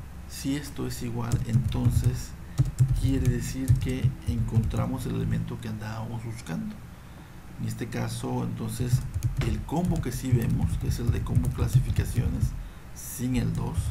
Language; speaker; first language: Spanish; native; Spanish